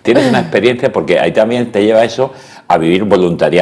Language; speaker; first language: Spanish; native; Spanish